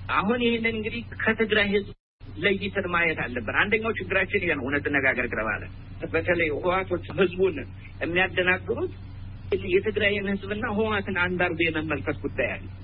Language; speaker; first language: Amharic; native; Amharic